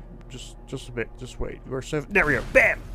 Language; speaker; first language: English; non-native, fluent; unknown